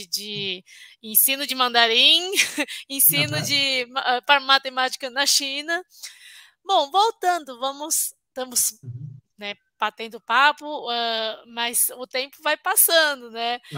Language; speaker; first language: Portuguese; non-native, fluent; Chinese